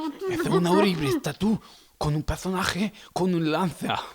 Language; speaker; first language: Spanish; non-native, learner; French